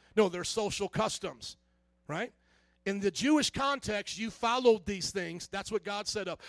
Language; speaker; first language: English; native; English